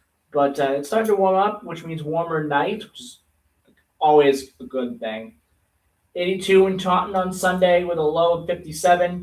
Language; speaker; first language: English; native; English